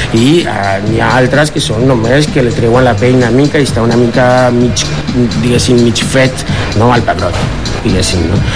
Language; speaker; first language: Catalan; non-native, fluent; Spanish